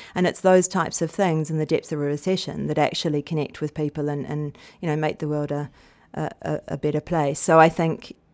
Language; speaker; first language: English; native; English